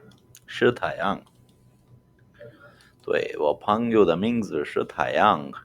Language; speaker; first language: Chinese; non-native, fluent; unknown